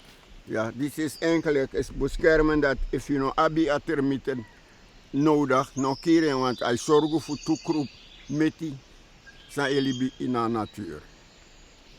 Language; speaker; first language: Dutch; non-native, local second language; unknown